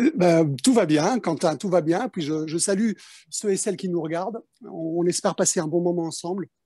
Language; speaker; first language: French; early bilingual, other home language; Spanish